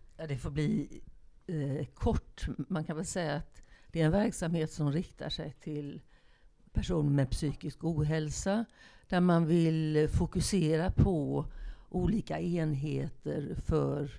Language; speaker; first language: Swedish; native; Swedish